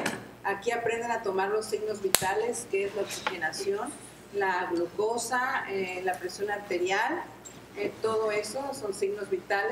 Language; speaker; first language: Spanish; native; Spanish